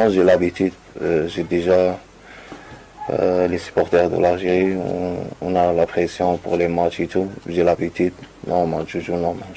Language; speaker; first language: French; non-native, learner; Arabic